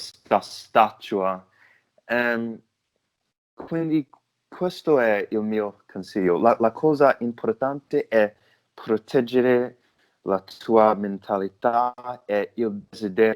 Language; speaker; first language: Italian; non-native, learner; English